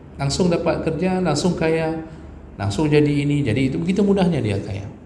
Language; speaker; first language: Malay; non-native, local second language; Achinese